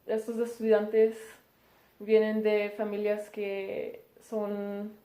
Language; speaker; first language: Spanish; early bilingual, heritage; Spanish